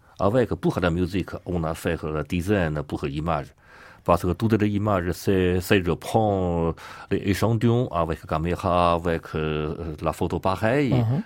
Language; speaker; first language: French; non-native, learner; Chinese